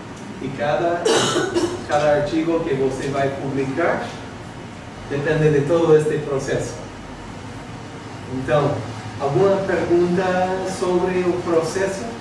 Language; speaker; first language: Portuguese; non-native, fluent; English